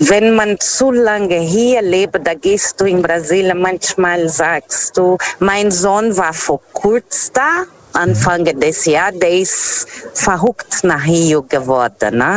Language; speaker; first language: German; non-native, learner; Portuguese